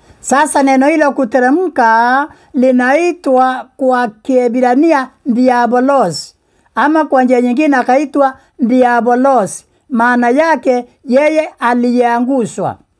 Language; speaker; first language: Swahili; non-native, local second language; Meru